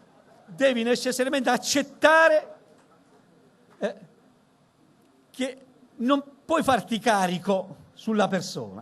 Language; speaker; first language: Italian; native; Italian